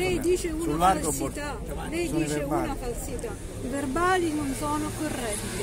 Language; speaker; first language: Italian; native; Italian